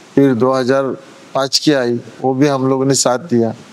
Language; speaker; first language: Hindi; non-native, local second language; Marathi